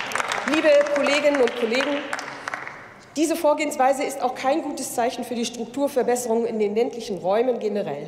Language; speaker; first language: German; native; German